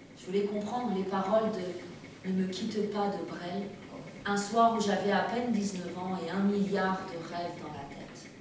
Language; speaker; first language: French; early bilingual, other home language; Persian